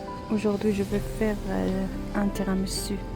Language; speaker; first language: French; non-native, learner; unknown